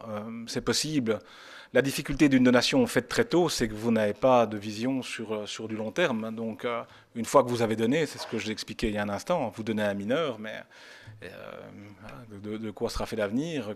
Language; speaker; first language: French; native; French